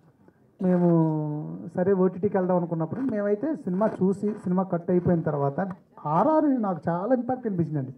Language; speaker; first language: Telugu; native; Telugu